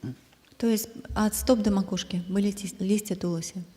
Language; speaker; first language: Russian; native; Russian